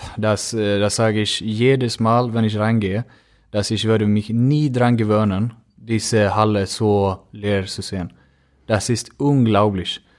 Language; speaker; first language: German; non-native, fluent; Swedish